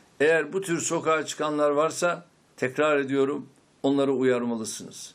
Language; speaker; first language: Turkish; native; Turkish